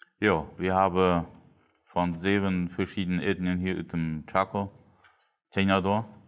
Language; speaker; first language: German; non-native, local second language; Plautdietsch